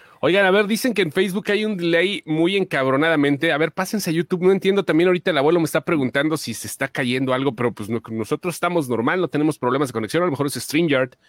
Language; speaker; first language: Spanish; native; Spanish